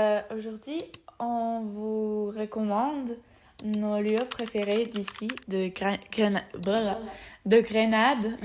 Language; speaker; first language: French; non-native, learner; Spanish